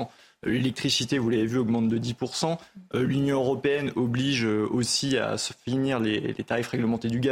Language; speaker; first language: French; native; French